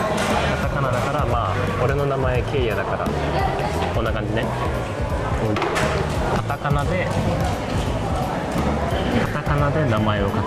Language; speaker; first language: Japanese; native; Japanese